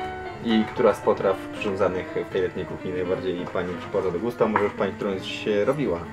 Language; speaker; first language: Polish; native; Polish